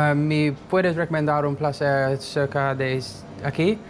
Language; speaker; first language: Spanish; non-native, learner; English